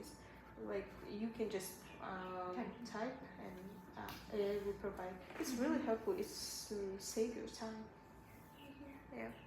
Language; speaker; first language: English; non-native, learner; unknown